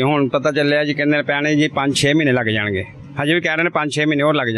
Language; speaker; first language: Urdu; non-native, local second language; Punjabi